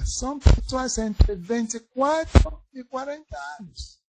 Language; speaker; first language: Portuguese; non-native, learner; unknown